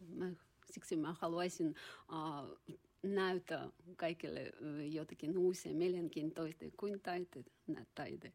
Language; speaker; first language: Finnish; non-native, learner; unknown